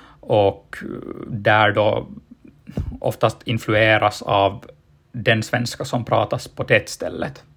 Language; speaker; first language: Swedish; native; Swedish